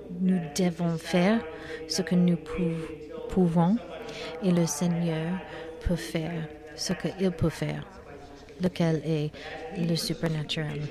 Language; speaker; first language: French; non-native, learner; English